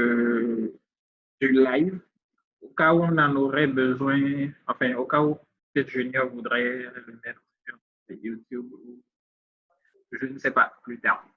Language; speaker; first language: French; native; French